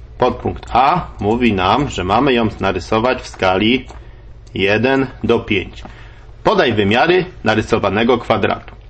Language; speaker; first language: Polish; native; Polish